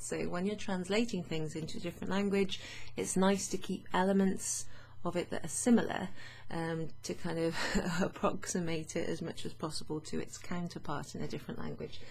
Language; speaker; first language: English; native; English